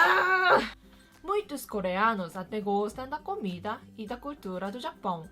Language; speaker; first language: Portuguese; non-native, fluent; Korean